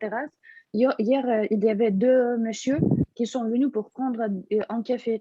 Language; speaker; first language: French; non-native, fluent; Russian